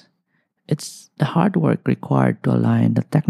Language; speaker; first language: English; non-native, local second language; Bikol